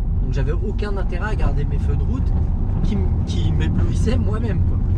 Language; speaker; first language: French; native; French